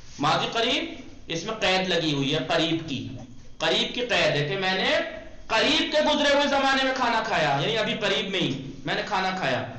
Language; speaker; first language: Urdu; native; Urdu